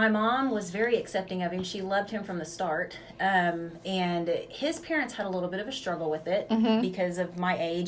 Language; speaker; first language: English; native; English